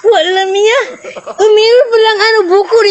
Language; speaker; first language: Filipino; non-native, local second language; Cebuano